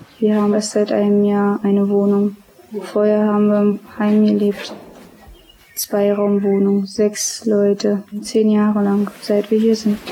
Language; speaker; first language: German; early bilingual, other home language; Albanian